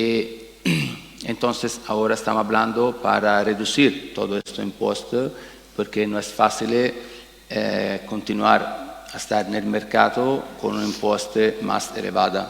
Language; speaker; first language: Spanish; non-native, learner; Italian